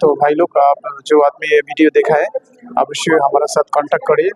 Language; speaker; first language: Hindi; non-native, fluent; Bangla